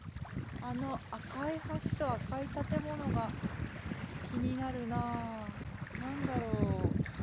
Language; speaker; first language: Japanese; native; Japanese